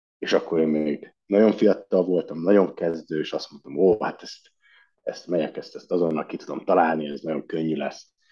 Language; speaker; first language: Hungarian; early bilingual, heritage; Hungarian